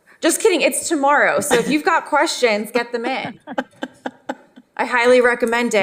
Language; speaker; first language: English; native; English